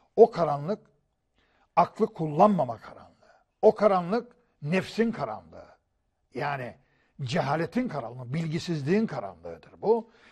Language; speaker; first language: Turkish; native; Turkish